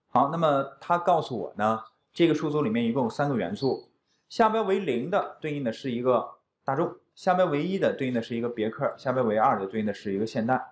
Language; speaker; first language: Chinese; native; Chinese